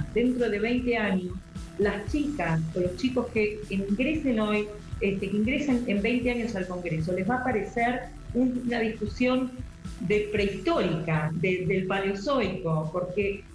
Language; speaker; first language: Spanish; native; Spanish